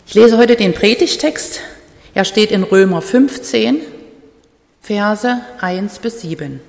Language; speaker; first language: German; native; German